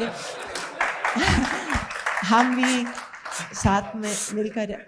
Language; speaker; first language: Hindi; non-native, learner; English